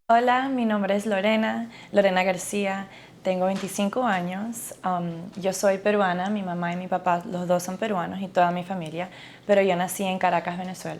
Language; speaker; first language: Spanish; early bilingual, other home language; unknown